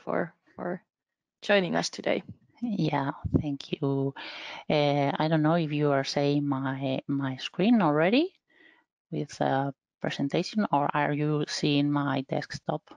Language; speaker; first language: English; non-native, fluent; Spanish